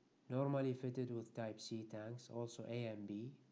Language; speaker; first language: English; non-native, fluent; Arabic